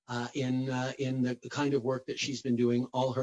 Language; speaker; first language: English; native; English